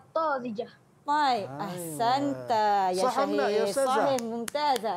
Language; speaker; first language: Arabic; non-native, fluent; Malay